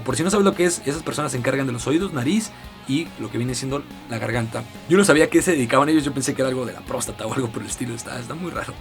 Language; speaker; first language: Spanish; native; Spanish